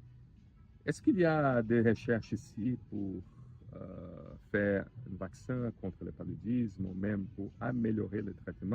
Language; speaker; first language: French; non-native, learner; Portuguese